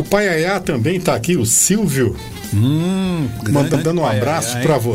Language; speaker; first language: Portuguese; native; Portuguese